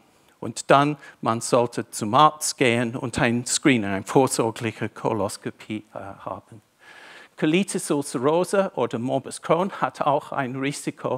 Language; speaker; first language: German; non-native, fluent; English